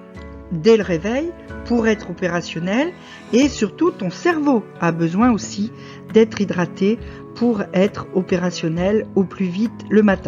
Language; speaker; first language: French; native; French